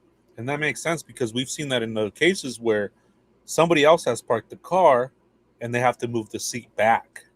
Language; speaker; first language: English; native; English